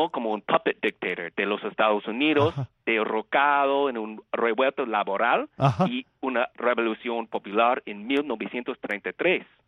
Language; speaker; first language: Spanish; non-native, fluent; English